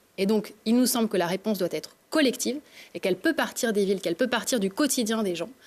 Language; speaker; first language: French; native; French